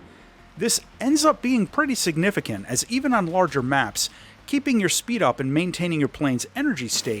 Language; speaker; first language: English; native; English